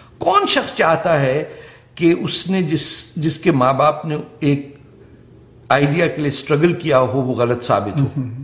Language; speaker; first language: Urdu; non-native, local second language; Punjabi